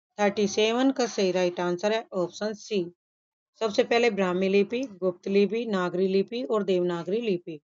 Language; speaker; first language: Hindi; native; Hindi